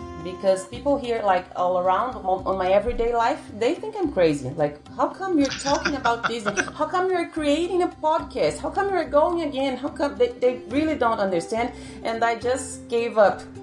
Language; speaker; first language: English; non-native, fluent; Portuguese